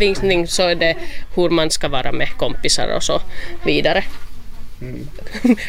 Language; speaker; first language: Swedish; non-native, local second language; Finnish